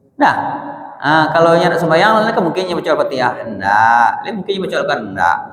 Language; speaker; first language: Malay; non-native, local second language; Minangkabau